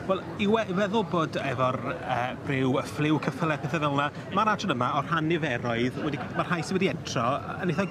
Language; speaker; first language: Welsh; native; Welsh